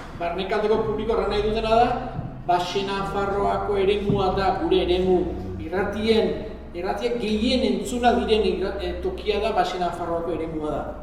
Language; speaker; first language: Basque; native; Basque